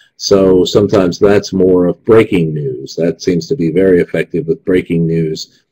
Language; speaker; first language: English; native; English